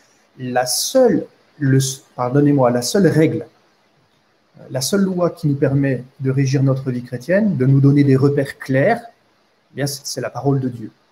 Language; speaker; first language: French; native; French